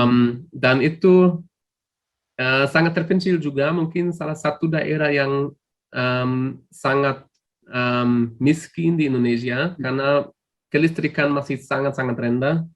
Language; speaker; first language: Indonesian; non-native, fluent; German